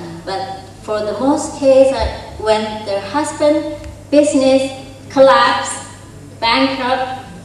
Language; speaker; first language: English; non-native, fluent; Indonesian